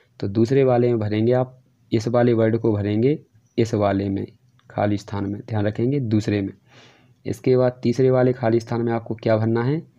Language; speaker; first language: Hindi; native; Hindi